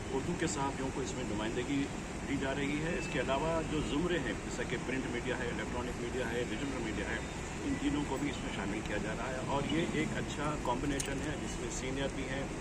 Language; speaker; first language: Hindi; non-native, local second language; Urdu